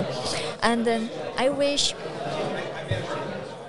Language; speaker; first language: English; non-native, learner; Chinese